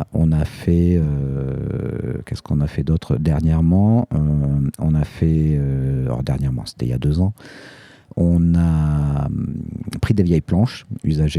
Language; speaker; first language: French; native; French